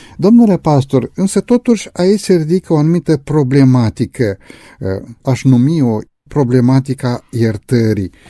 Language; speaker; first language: Romanian; native; Romanian